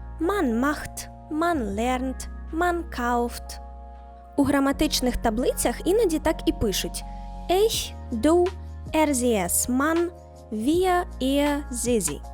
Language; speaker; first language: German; non-native, fluent; Ukrainian